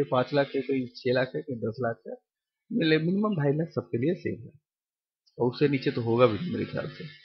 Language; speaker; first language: Hindi; non-native, local second language; Bangla